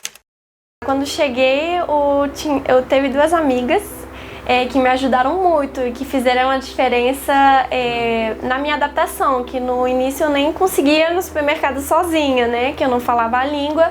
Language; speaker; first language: Portuguese; non-native, fluent; French